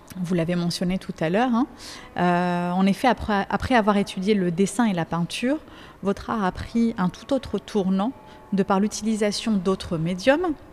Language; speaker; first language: French; native; French